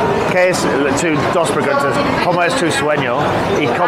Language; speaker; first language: Spanish; non-native, learner; English